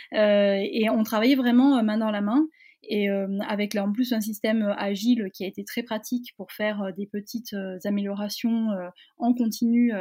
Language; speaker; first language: French; native; French